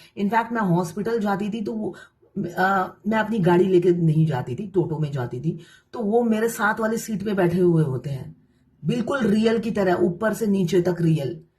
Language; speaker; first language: Hindi; non-native, local second language; Bangla